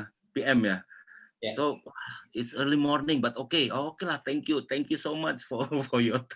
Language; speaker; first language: English; non-native, local second language; Indonesian